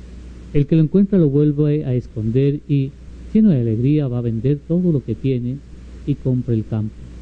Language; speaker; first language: Spanish; native; Spanish